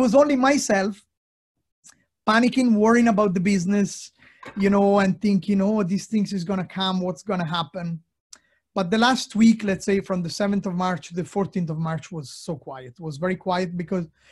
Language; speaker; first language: English; non-native, fluent; Italian